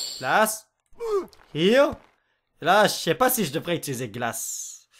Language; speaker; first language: French; native; French